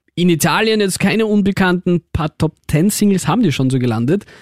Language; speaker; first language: German; early bilingual, other home language; Russian